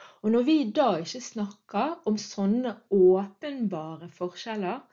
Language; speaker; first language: Norwegian; early bilingual, other home language; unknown